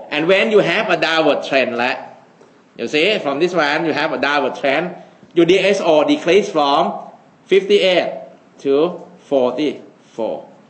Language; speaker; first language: English; non-native, fluent; Thai